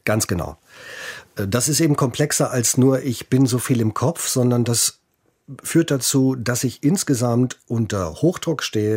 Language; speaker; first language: German; native; German